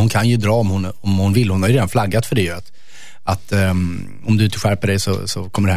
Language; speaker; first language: Swedish; native; Swedish